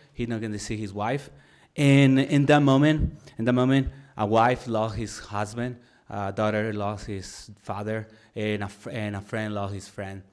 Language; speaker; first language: English; non-native, learner; Spanish